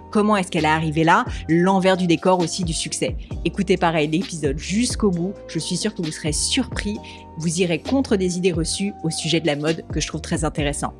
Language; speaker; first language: French; native; French